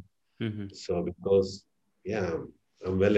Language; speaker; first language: English; non-native, local second language; Malayalam